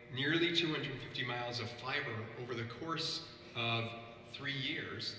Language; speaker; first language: English; native; English